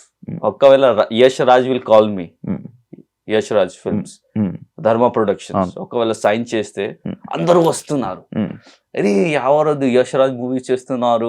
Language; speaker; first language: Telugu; non-native, learner; Hindi